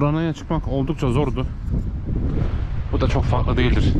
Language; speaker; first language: Turkish; native; Turkish